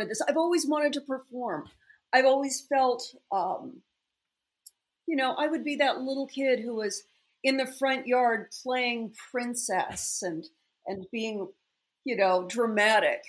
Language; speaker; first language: English; native; English